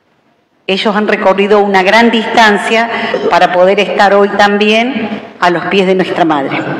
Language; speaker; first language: Spanish; native; Spanish